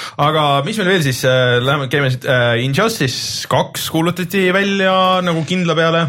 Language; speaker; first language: Estonian; native; Estonian